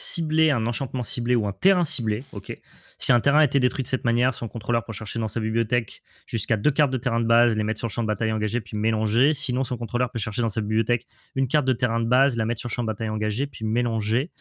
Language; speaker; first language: French; native; French